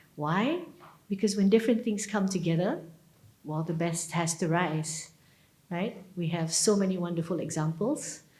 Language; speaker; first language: English; non-native, local second language; Malay